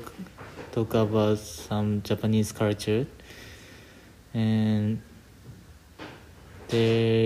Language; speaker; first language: English; non-native, learner; Japanese